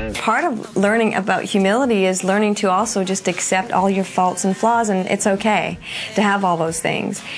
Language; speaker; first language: English; native; English